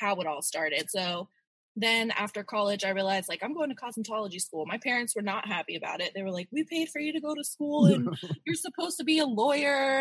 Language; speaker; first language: English; native; English